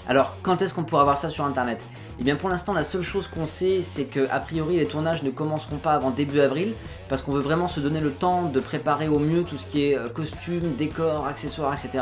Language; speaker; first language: French; native; French